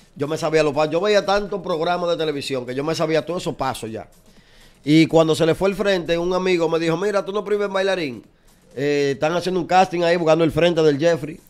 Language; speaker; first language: Spanish; native; Spanish